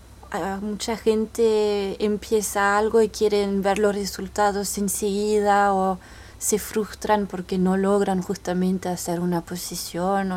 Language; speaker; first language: Spanish; early bilingual, heritage; French